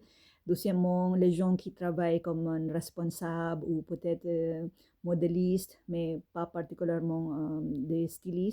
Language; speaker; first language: French; non-native, learner; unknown